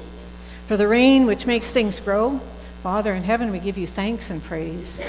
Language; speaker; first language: English; native; English